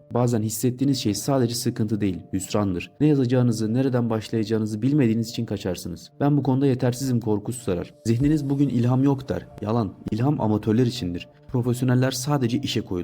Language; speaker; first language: Turkish; native; Turkish